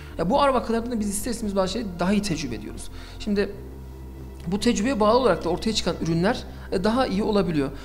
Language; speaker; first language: Turkish; early bilingual, heritage; Turkish